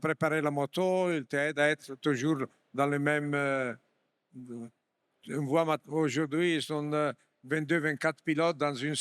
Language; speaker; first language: French; non-native, fluent; Italian